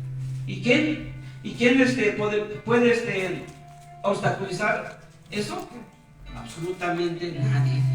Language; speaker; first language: Spanish; native; Spanish